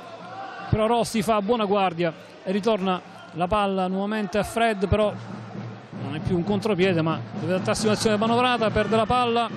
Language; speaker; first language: Italian; native; Italian